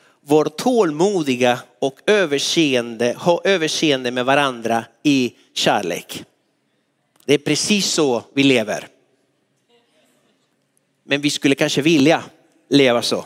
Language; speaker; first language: Swedish; non-native, fluent; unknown